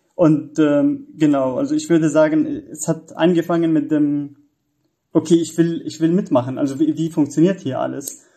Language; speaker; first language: German; non-native, fluent; Arabic